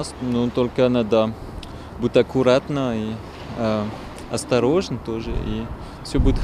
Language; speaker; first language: Russian; non-native, learner; French